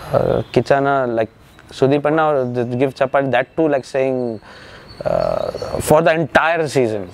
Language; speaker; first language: Kannada; non-native, learner; Nepali